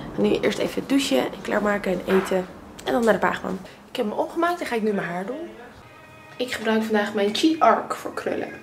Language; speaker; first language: Dutch; early bilingual, other home language; Russian